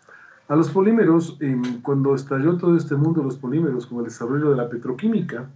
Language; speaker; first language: Spanish; native; Spanish